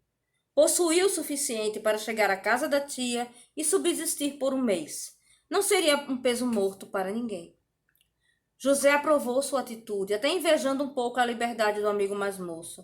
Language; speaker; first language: Portuguese; native; Portuguese